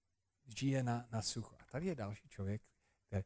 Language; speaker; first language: Czech; non-native, fluent; English